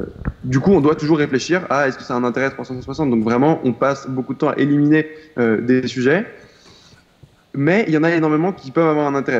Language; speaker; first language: French; native; French